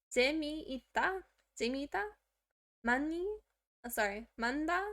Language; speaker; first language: Korean; non-native, learner; English